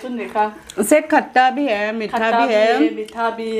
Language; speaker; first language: Hindi; non-native, local second language; Manipuri